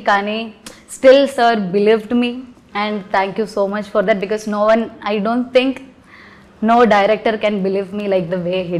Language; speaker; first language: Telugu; non-native, learner; Malayalam